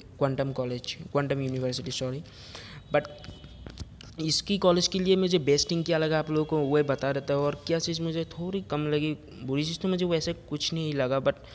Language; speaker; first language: Hindi; non-native, local second language; Assamese